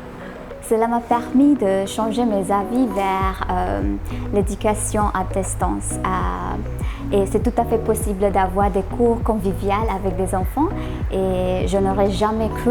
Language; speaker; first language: French; non-native, fluent; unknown